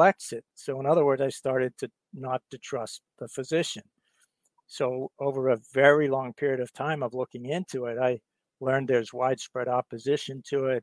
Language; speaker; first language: English; native; English